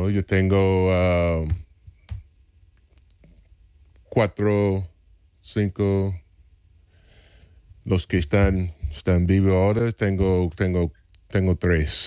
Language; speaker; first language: Spanish; non-native, fluent; English